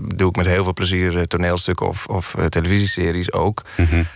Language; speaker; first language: Dutch; native; Dutch